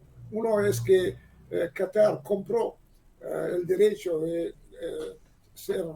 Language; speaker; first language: Spanish; non-native, learner; Hebrew